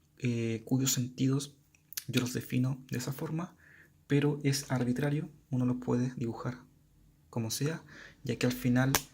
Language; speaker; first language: Spanish; native; Spanish